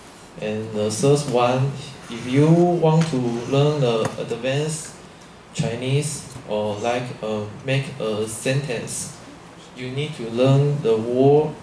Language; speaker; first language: English; non-native, learner; Chinese